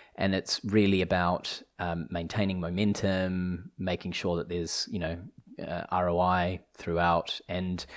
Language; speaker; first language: English; native; English